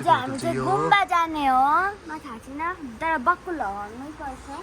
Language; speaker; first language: Nepali; non-native, local second language; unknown